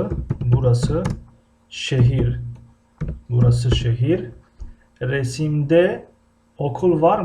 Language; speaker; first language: Turkish; non-native, fluent; Tajik